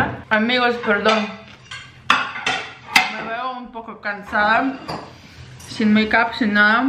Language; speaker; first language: Spanish; non-native, learner; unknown